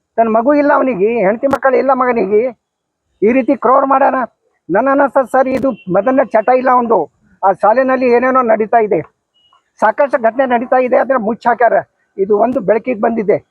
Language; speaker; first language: Kannada; non-native, local second language; Lambadi